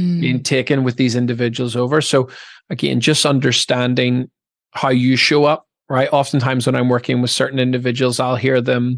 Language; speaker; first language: English; native; English